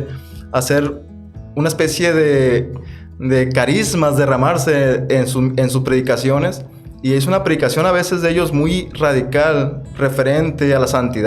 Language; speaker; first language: Spanish; native; Spanish